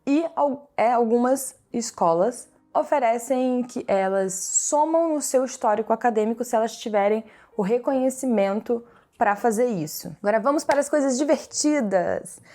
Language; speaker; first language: Portuguese; native; Portuguese